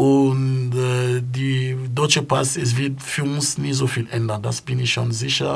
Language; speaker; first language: German; non-native, fluent; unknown